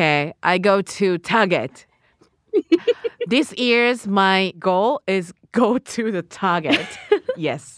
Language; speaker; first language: English; non-native, learner; Japanese